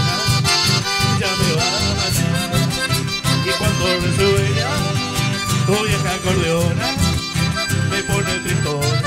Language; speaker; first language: Spanish; native; Spanish